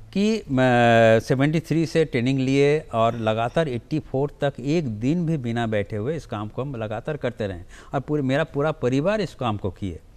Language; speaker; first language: Hindi; native; Hindi